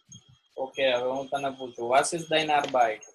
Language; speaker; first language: German; non-native, learner; Gujarati